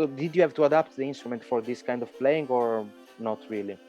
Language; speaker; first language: English; non-native, fluent; Italian